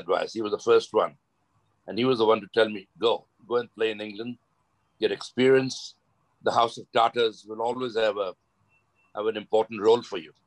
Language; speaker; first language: English; non-native, local second language; Gujarati